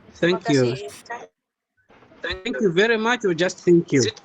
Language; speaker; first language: English; non-native, fluent; Nyanja